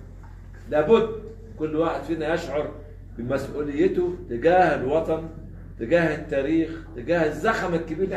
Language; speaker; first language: Arabic; native; Arabic